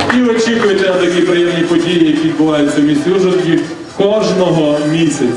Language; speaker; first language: Ukrainian; native; Ukrainian